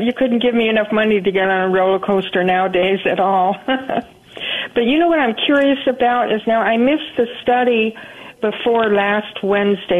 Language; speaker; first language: English; native; English